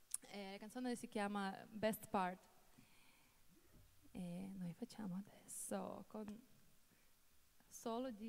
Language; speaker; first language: Italian; non-native, fluent; Russian